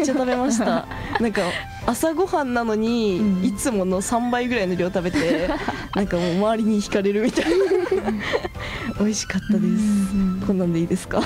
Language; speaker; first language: Japanese; native; Japanese